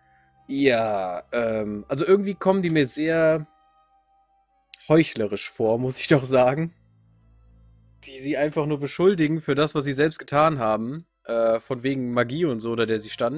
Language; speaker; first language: German; native; German